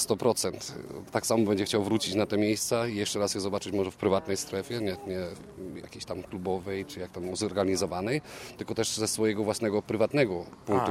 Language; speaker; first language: Polish; early bilingual, heritage; Polish